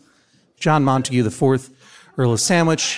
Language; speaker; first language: English; native; English